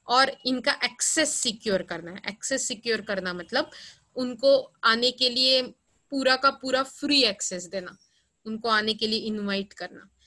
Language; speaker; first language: Hindi; non-native, local second language; Marathi